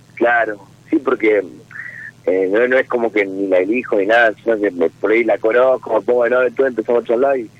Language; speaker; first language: Spanish; native; Spanish